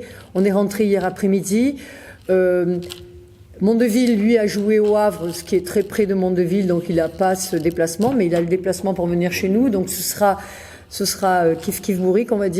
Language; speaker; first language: French; native; French